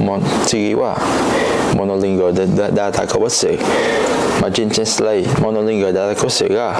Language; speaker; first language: Japanese; non-native, learner; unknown